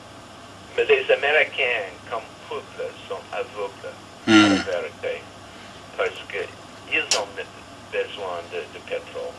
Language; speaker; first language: French; non-native, fluent; English